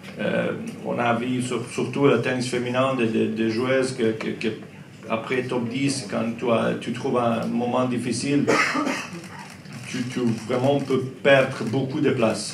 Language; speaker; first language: French; non-native, learner; Croatian